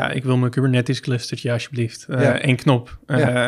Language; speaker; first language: Dutch; native; Dutch